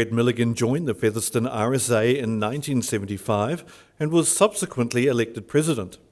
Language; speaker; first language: English; native; English